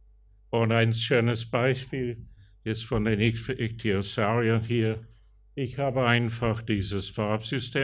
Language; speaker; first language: German; non-native, fluent; English